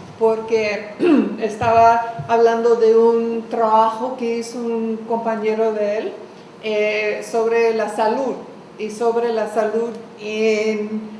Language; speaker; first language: Spanish; non-native, fluent; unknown